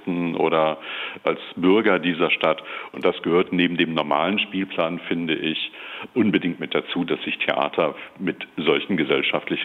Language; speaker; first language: German; native; German